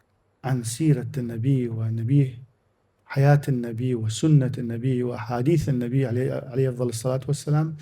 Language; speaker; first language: Arabic; native; Arabic